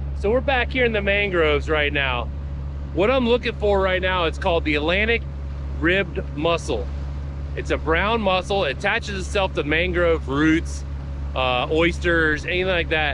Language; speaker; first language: English; native; English